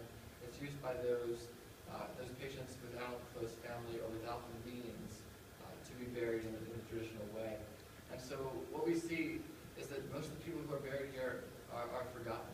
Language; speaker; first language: English; native; English